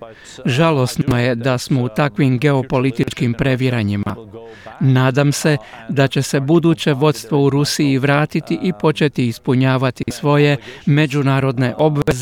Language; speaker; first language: Croatian; native; Croatian